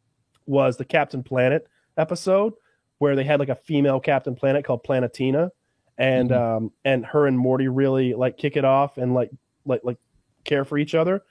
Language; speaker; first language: English; native; English